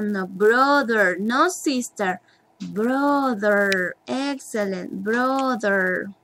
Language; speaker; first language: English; non-native, learner; Spanish